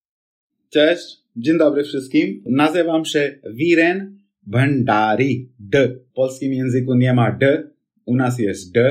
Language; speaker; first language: Polish; non-native, fluent; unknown